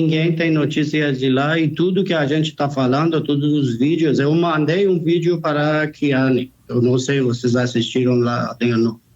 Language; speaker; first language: Portuguese; non-native, fluent; Persian